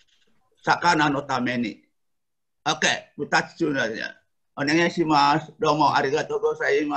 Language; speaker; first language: Japanese; non-native, learner; Indonesian